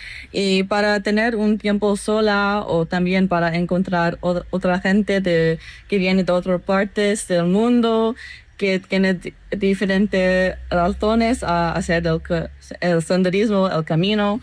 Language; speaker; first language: Spanish; non-native, learner; English